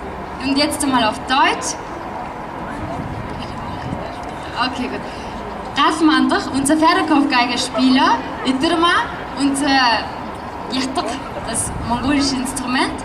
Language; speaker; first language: German; non-native, fluent; Mongolian